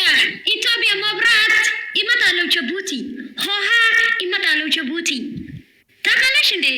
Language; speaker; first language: Amharic; non-native, learner; Somali